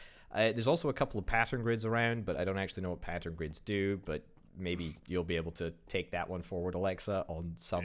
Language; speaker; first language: English; native; English